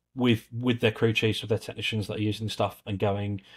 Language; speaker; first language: English; native; English